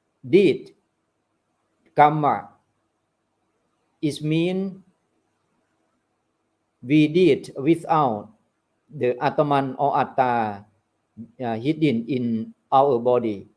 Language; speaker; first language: English; non-native, fluent; Thai